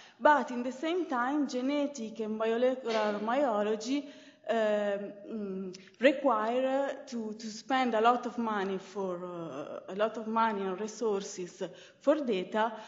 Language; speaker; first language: English; non-native, fluent; Italian